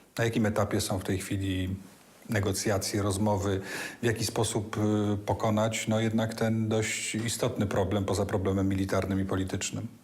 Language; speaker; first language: Polish; native; Polish